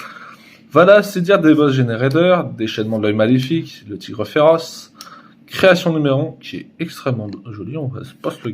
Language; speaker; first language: French; native; French